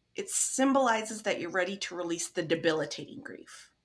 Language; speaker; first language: English; native; English